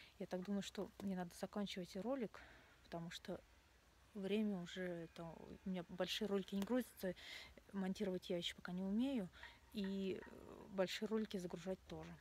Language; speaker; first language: Russian; native; Russian